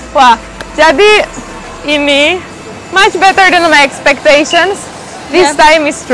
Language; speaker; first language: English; non-native, fluent; Romanian